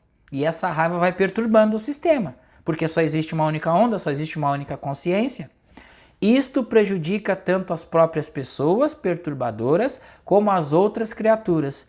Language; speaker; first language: Portuguese; native; Portuguese